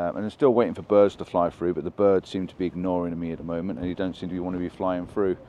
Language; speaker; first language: English; native; English